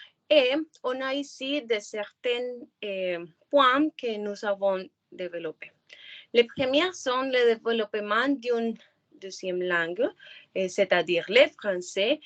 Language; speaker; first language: French; non-native, learner; Spanish